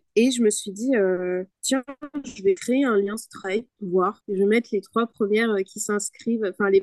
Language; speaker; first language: French; non-native, fluent; Spanish